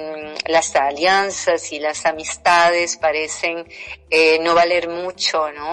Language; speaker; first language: Spanish; non-native, fluent; Portuguese